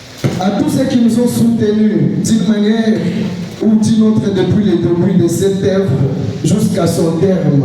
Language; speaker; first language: French; non-native, local second language; Luba-Lulua